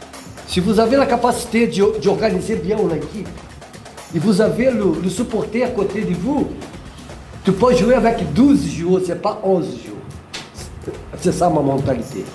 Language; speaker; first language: French; non-native, fluent; Portuguese